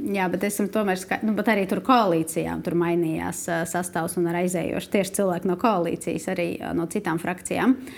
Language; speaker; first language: Latvian; non-native, local second language; Russian